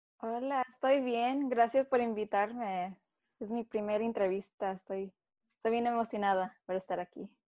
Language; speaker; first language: Spanish; early bilingual, heritage; Spanish